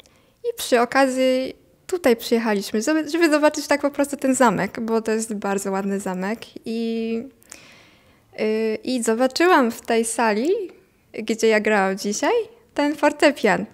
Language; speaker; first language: Polish; non-native, fluent; Japanese